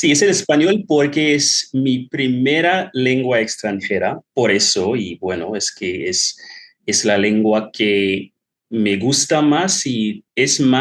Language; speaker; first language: Spanish; non-native, fluent; English